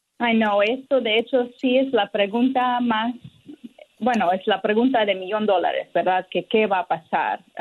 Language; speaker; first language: Spanish; non-native, fluent; English